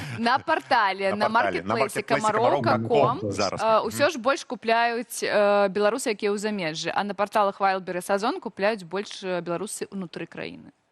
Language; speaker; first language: Belarusian; native; Belarusian